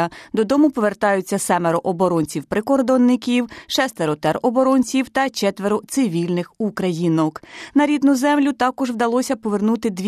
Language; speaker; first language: Ukrainian; native; Ukrainian